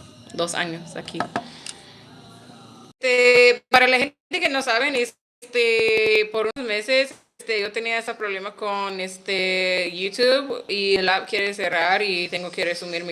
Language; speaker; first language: Spanish; non-native, learner; English